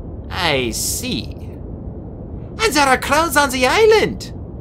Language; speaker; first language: English; native; English